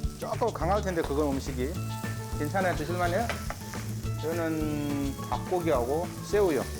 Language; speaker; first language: Korean; non-native, fluent; Nepali